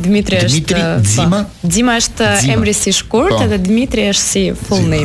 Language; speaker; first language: Albanian; non-native, learner; Belarusian